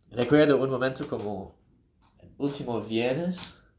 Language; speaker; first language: Spanish; non-native, learner; English